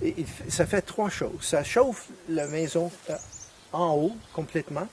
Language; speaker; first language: French; non-native, fluent; English